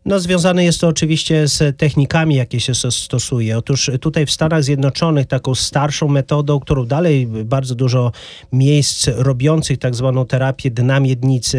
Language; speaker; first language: Polish; native; Polish